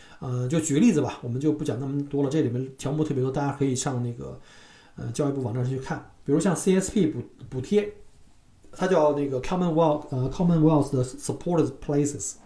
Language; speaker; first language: Chinese; native; Chinese